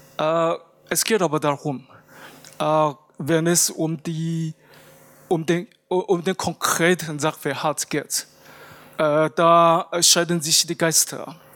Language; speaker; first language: German; non-native, fluent; Chinese